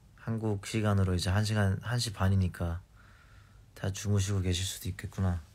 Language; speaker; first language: Korean; early bilingual, heritage; Korean